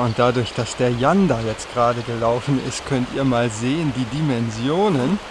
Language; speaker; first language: German; native; German